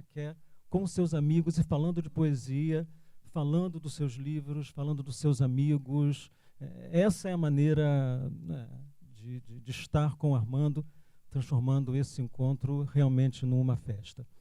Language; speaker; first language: Portuguese; native; Portuguese